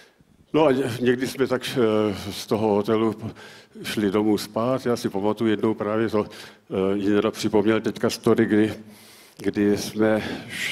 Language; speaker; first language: Czech; native; Czech